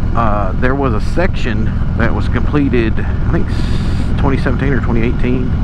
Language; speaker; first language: English; native; English